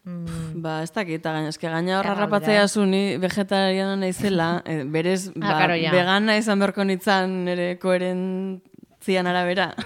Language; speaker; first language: Basque; native; Basque